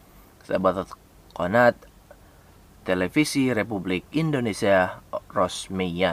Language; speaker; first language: Arabic; non-native, fluent; Indonesian